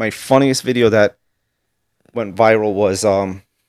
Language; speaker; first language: English; early bilingual, other home language; Italian